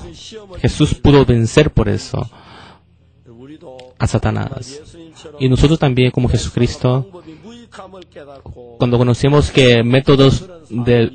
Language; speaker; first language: Spanish; non-native, fluent; Korean